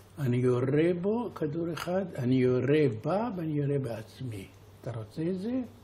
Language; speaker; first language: Hebrew; non-native, fluent; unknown